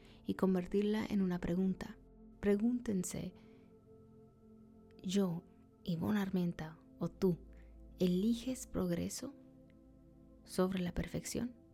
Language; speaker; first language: Spanish; early bilingual, heritage; Spanish